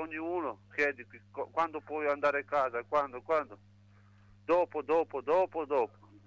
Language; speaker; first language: Italian; non-native, learner; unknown